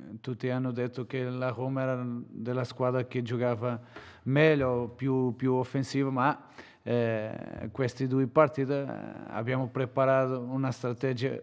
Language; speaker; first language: Italian; non-native, learner; Portuguese